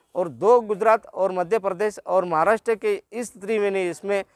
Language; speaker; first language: Hindi; non-native, local second language; Marathi